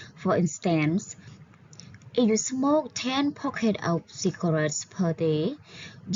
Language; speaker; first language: English; non-native, learner; Khmer